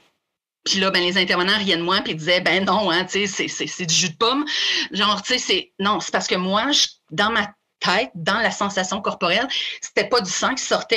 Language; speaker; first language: French; native; French